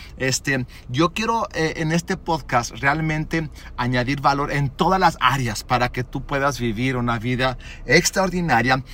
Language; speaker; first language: Spanish; early bilingual, other home language; English